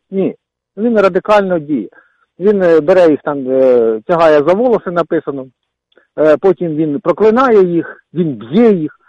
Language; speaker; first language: Ukrainian; non-native, local second language; Russian